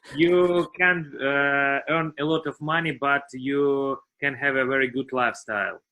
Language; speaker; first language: English; non-native, learner; Russian